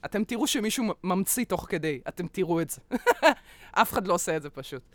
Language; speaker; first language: Hebrew; early bilingual, other home language; Russian